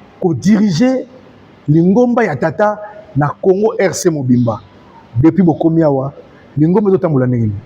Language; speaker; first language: Lingala; native; Lingala